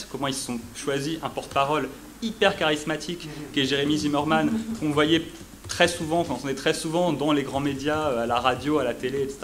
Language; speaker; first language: French; native; French